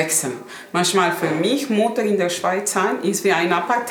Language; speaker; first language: German; non-native, learner; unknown